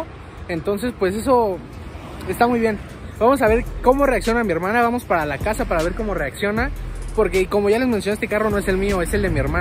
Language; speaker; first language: Spanish; native; Spanish